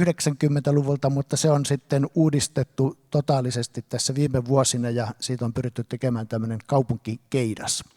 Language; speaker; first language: Finnish; native; Finnish